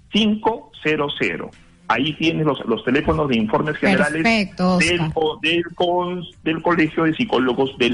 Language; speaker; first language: Spanish; native; Spanish